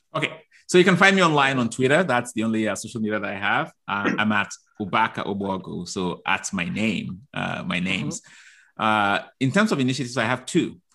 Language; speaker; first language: English; non-native, local second language; Igbo